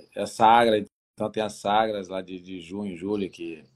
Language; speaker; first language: Portuguese; native; Portuguese